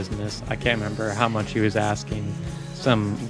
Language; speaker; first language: English; native; English